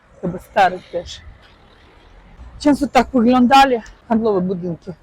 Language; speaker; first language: Polish; non-native, fluent; Russian